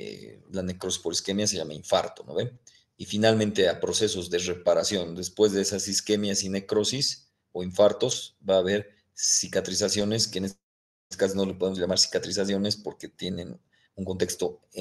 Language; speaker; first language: Spanish; native; Spanish